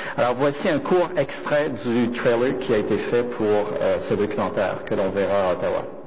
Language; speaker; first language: French; native; French